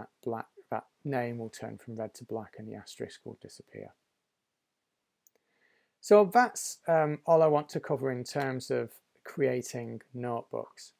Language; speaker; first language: English; native; English